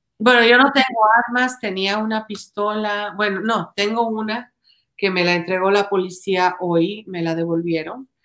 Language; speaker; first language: Spanish; native; Spanish